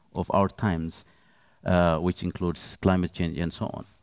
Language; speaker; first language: English; non-native, fluent; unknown